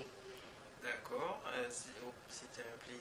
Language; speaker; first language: French; non-native, local second language; Haitian Creole